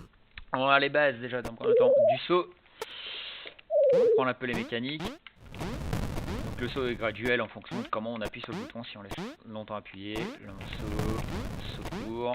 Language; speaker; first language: French; native; French